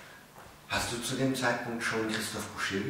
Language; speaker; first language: German; native; German